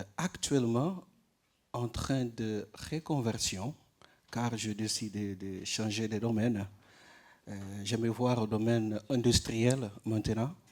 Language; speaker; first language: French; non-native, learner; Portuguese